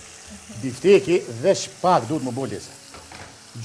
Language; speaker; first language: Albanian; native; Albanian